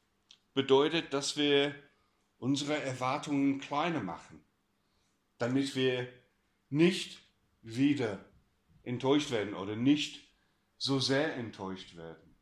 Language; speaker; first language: German; non-native, fluent; English